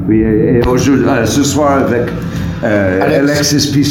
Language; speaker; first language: French; non-native, learner; English